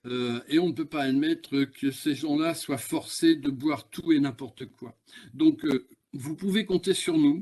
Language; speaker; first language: French; native; French